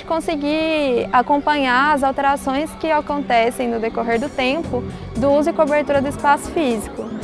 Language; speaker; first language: Portuguese; native; Portuguese